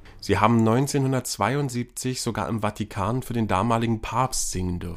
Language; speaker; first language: German; native; German